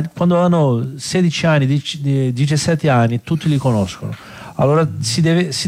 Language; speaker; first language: Italian; non-native, fluent; Portuguese